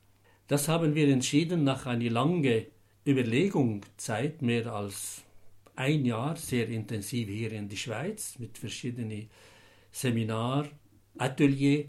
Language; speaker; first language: German; non-native, fluent; Arabic